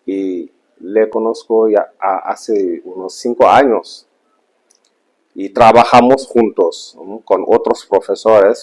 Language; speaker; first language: Spanish; non-native, fluent; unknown